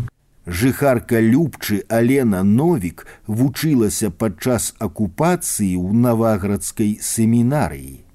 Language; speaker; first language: Belarusian; native; Belarusian